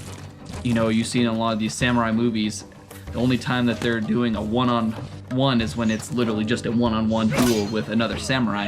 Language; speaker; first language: English; native; English